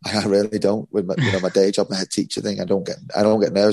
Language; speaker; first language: English; native; English